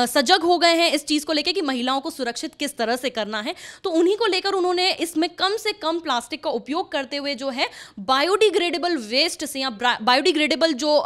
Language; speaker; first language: Hindi; native; Hindi